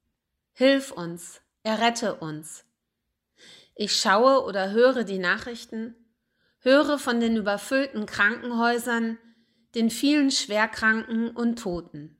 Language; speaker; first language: German; native; German